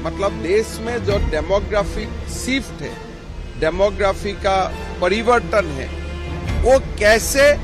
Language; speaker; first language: Hindi; non-native, local second language; Assamese